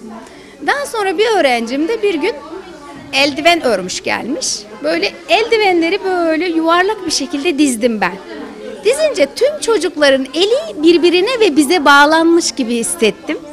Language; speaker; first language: Turkish; native; Turkish